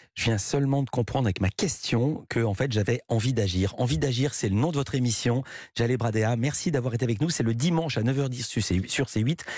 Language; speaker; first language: French; native; French